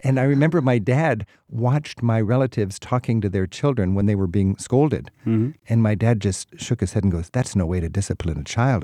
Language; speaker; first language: English; native; English